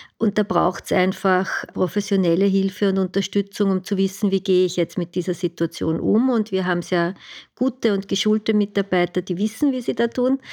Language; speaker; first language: German; native; German